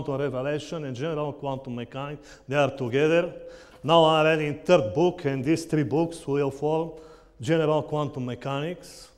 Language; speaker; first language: English; non-native, learner; Bulgarian